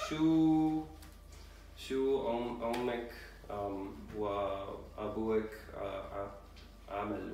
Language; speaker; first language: Arabic; non-native, learner; English